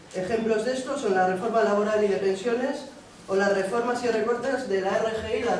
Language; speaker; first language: Spanish; non-native, local second language; Basque